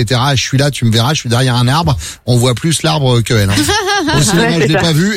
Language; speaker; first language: French; native; French